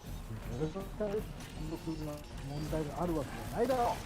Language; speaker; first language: Japanese; native; Japanese